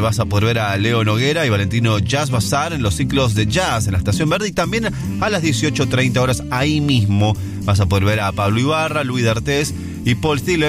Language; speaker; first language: Spanish; native; Spanish